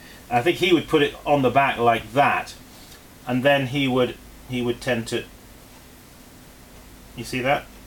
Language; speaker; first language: English; native; English